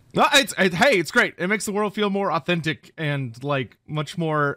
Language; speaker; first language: English; native; English